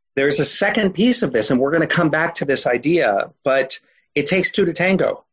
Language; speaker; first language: English; native; English